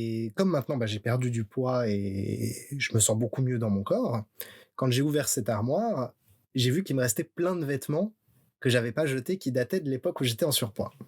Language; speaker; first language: French; native; French